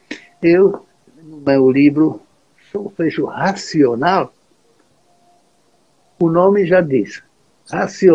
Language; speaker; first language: Portuguese; non-native, fluent; Czech